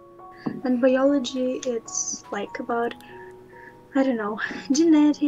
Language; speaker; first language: English; non-native, learner; Russian